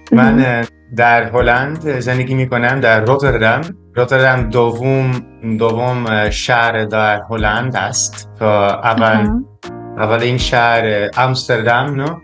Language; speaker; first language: Persian; non-native, learner; Dutch